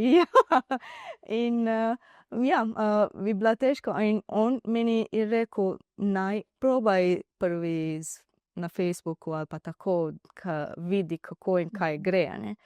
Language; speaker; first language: Slovenian; non-native, learner; Divehi